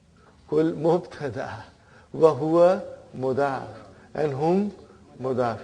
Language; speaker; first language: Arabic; non-native, fluent; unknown